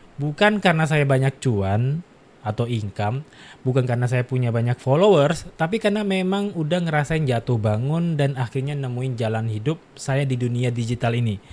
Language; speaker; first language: Indonesian; native; Indonesian